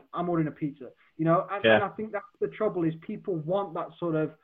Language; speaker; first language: English; native; English